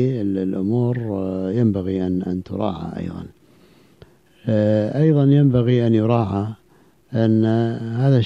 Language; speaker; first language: Arabic; native; Arabic